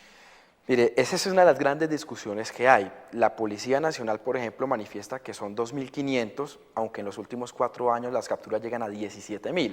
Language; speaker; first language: Spanish; native; Spanish